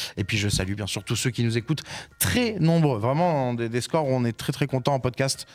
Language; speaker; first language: French; native; French